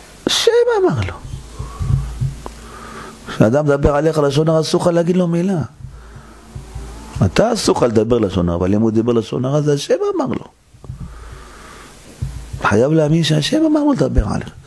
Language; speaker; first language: Hebrew; native; Hebrew